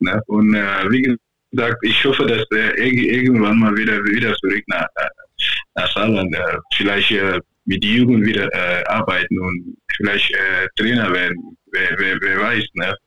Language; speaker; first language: German; non-native, fluent; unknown